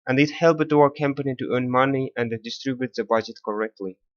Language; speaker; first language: English; non-native, learner; Kazakh